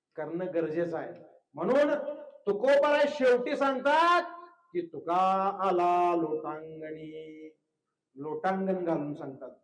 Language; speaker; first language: Marathi; non-native, local second language; Kannada